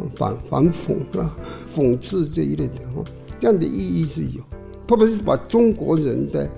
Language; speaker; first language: Chinese; non-native, local second language; Min Nan Chinese